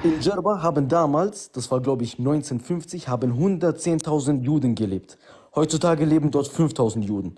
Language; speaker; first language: German; early bilingual, other home language; Arabic